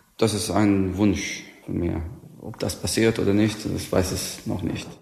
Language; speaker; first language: German; non-native, fluent; Arabic